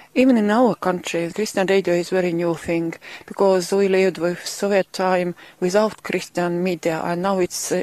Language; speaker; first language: English; non-native, learner; Estonian